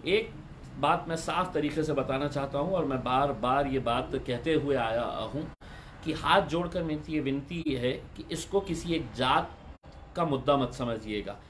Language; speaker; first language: Hindi; non-native, local second language; Urdu